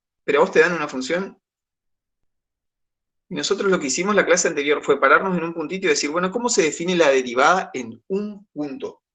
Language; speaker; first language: Spanish; native; Spanish